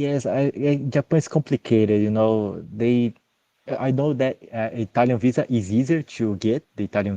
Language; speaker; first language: English; non-native, learner; Portuguese